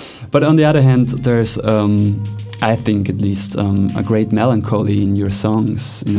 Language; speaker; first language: English; non-native, fluent; German